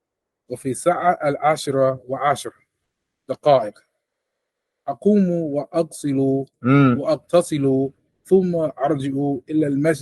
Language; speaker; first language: Arabic; non-native, learner; English